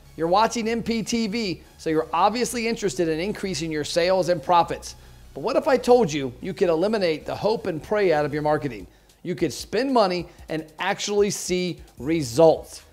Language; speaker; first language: English; native; English